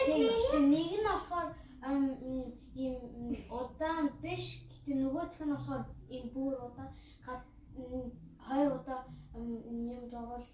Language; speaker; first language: Mongolian; early bilingual, heritage; Mongolian